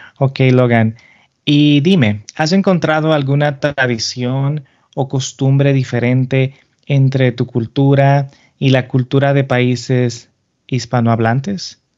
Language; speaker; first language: Spanish; native; Spanish